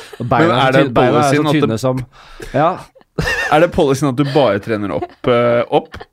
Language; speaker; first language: Norwegian; native; Norwegian